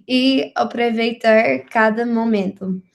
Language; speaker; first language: Portuguese; non-native, learner; English